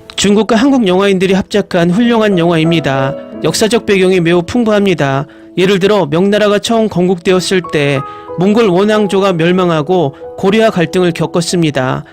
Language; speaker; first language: Korean; native; Korean